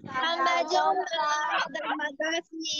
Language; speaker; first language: Indonesian; non-native, learner; Chinese